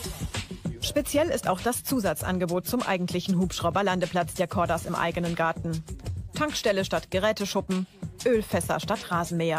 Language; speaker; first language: German; native; German